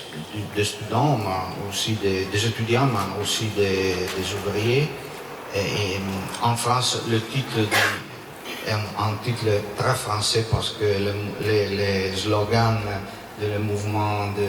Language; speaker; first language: French; non-native, learner; Italian